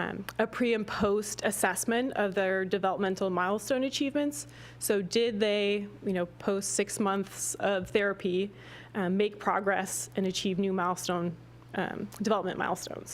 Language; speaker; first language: English; native; English